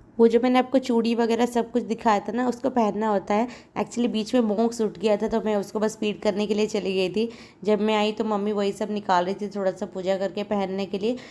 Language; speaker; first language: Hindi; non-native, local second language; Odia